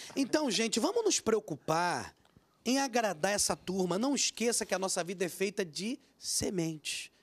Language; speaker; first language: Portuguese; native; Portuguese